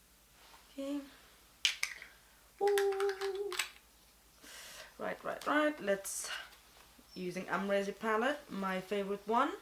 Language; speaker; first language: English; non-native, fluent; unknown